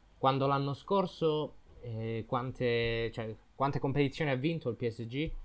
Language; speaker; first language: Italian; native; Italian